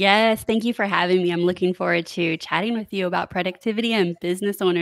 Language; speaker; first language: English; native; English